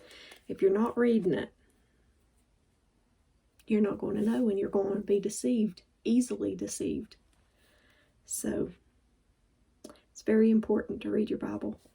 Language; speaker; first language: English; native; English